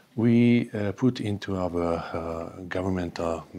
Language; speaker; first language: English; non-native, fluent; Slovak